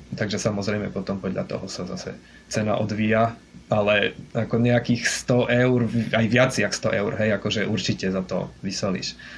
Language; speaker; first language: Slovak; native; Slovak